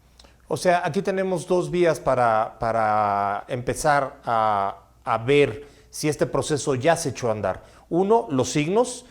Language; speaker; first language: Spanish; native; Spanish